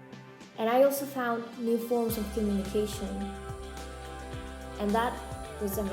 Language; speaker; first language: English; non-native, learner; Spanish